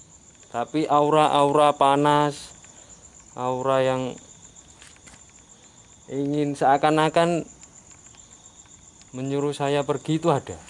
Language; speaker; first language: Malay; non-native, local second language; Javanese